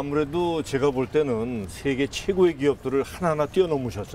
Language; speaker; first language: Korean; native; Korean